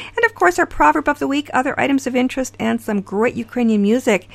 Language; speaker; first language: English; early bilingual, other home language; Ukrainian